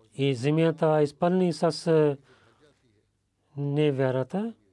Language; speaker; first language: Bulgarian; non-native, learner; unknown